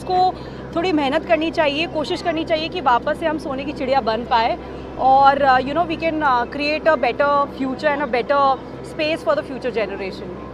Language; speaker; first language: Hindi; native; Hindi